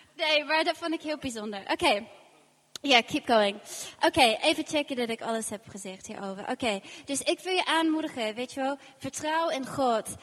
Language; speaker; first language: Dutch; non-native, fluent; English